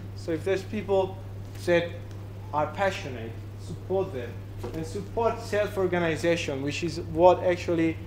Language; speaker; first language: English; non-native, fluent; Italian